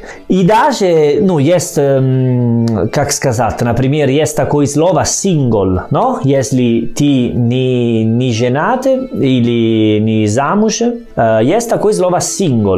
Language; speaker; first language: Russian; non-native, fluent; Italian